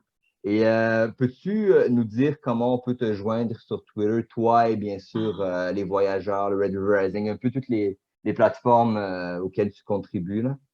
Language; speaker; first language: French; native; French